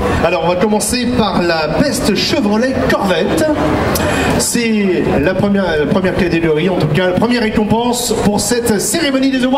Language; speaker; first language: French; native; French